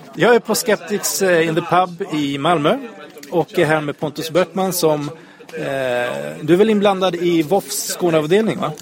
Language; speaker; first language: Swedish; native; Swedish